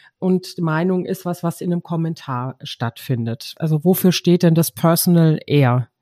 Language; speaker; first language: German; native; German